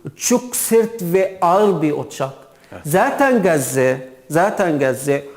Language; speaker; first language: Turkish; non-native, learner; Arabic